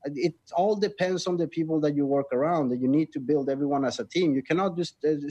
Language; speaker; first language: English; non-native, fluent; Swedish